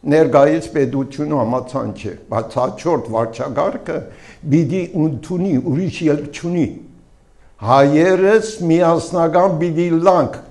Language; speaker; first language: Armenian; early bilingual, heritage; Armenian